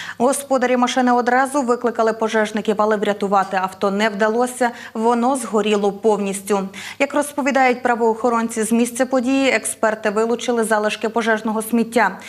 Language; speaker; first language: Ukrainian; native; Ukrainian